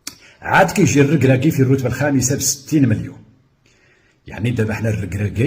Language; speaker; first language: Arabic; native; Arabic